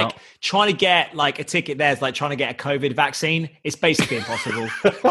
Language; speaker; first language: English; native; English